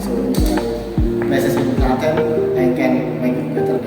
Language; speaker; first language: English; non-native, learner; Indonesian